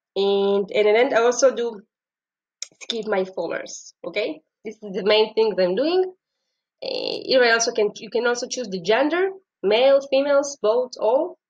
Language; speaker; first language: English; non-native, fluent; Hebrew